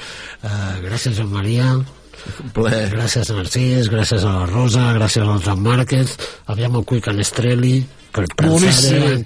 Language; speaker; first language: Italian; non-native, fluent; Catalan